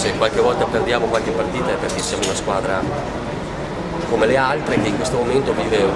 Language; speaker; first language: Italian; native; Italian